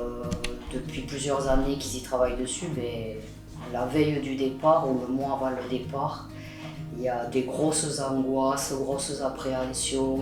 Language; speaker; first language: French; native; French